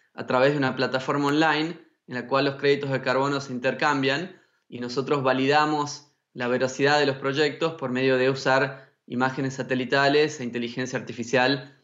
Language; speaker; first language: Spanish; native; Spanish